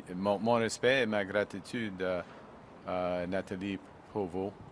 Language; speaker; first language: French; non-native, local second language; English